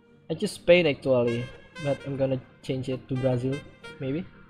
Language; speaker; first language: English; non-native, learner; Indonesian